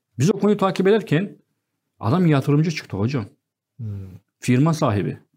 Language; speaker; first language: Turkish; non-native, fluent; Arabic